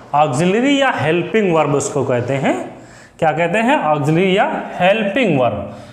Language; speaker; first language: Hindi; native; Hindi